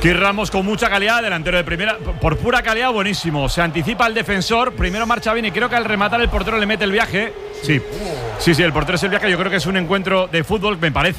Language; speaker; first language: Spanish; native; Spanish